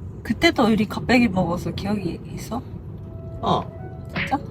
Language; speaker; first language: Korean; non-native, fluent; Japanese